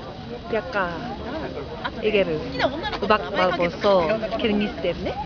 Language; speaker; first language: Kyrgyz; non-native, learner; Japanese